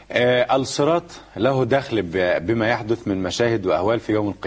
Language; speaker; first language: Arabic; native; Arabic